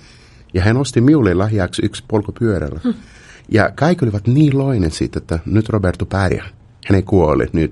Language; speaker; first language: Finnish; non-native, fluent; Portuguese